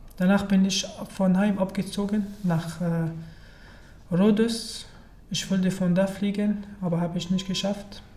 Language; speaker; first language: German; non-native, learner; Arabic